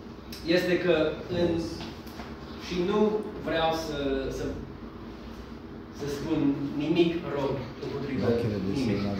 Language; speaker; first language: Romanian; non-native, learner; English